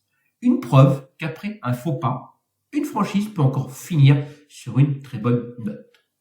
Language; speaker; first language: French; native; French